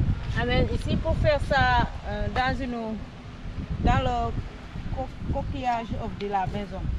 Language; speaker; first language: French; non-native, learner; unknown